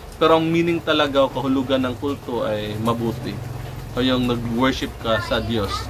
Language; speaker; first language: Filipino; native; Filipino